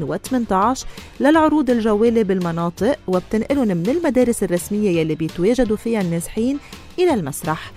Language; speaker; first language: Arabic; native; Arabic